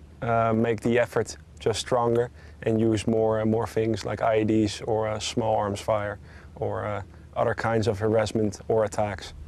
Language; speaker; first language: English; non-native, fluent; Dutch